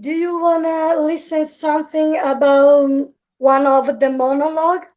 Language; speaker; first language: English; non-native, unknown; Italian